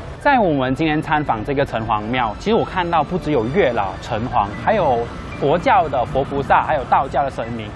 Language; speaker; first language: Chinese; native; Chinese